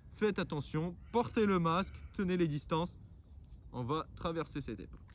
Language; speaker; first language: French; non-native, fluent; Ukrainian